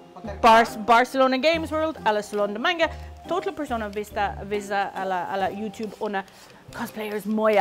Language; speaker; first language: Spanish; non-native, learner; English